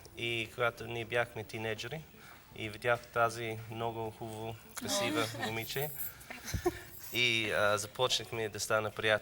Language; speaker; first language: Bulgarian; non-native, learner; English